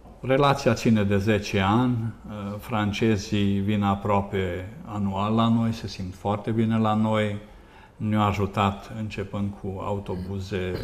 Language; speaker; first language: Romanian; non-native, local second language; Hungarian